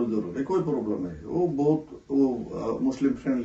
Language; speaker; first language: Hindi; non-native, local second language; Bangla